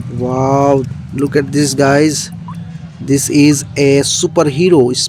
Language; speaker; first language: English; non-native, learner; Indonesian